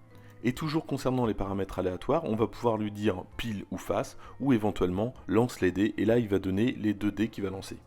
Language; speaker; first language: French; native; French